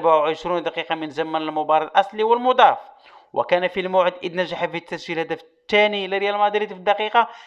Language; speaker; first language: Arabic; native; Arabic